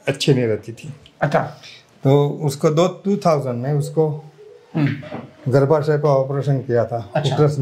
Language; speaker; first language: Hindi; non-native, local second language; Gujarati